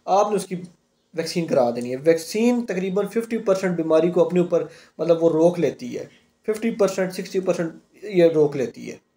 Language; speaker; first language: Urdu; non-native, local second language; Punjabi